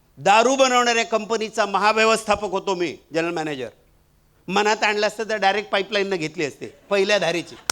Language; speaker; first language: Marathi; non-native, local second language; Marwari